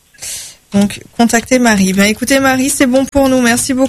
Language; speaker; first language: French; native; French